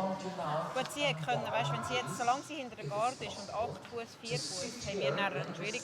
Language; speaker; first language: German; native; German